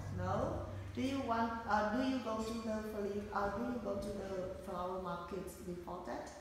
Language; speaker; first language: English; non-native, fluent; Vietnamese